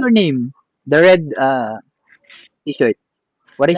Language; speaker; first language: English; non-native, learner; Filipino